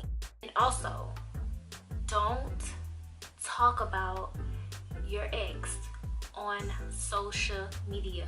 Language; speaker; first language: English; native; English